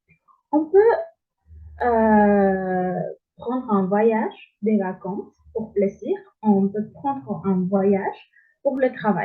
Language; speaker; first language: French; non-native, learner; Spanish